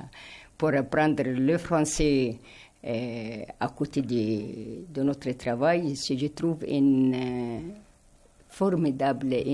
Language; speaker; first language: French; non-native, fluent; Arabic